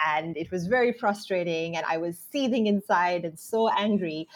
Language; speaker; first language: English; non-native, local second language; Sinhala